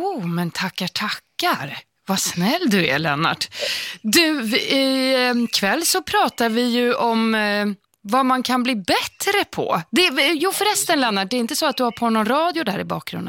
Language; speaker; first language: Swedish; native; Swedish